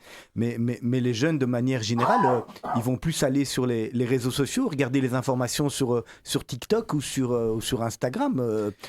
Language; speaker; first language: French; native; French